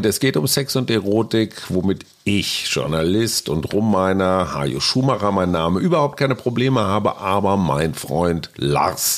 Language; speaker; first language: German; native; German